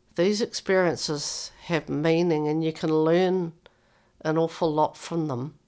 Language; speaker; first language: English; native; English